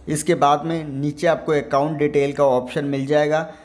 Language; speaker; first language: Hindi; native; Hindi